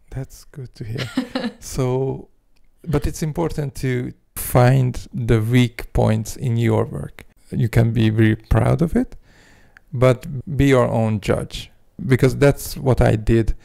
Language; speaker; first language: English; non-native, fluent; Hungarian